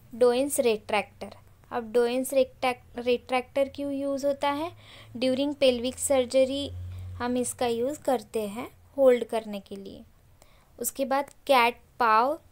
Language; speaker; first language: Hindi; non-native, local second language; Marathi